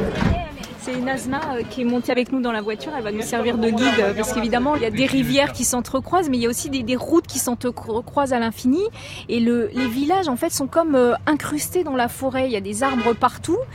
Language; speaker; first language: French; native; French